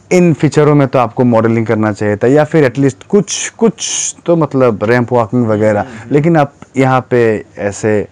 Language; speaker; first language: Hindi; non-native, fluent; Bangla